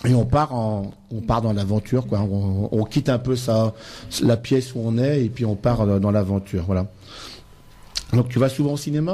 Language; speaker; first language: French; native; French